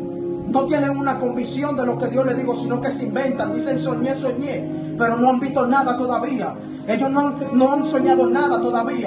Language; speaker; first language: Spanish; native; Spanish